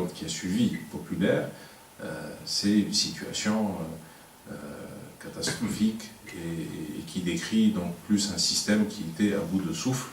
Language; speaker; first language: French; non-native, local second language; Arabic